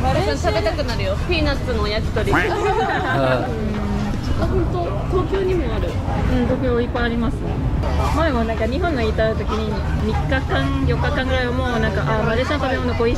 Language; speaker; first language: Japanese; non-native, fluent; Malay